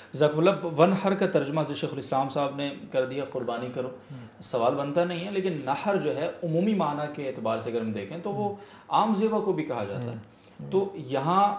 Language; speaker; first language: Urdu; native; Urdu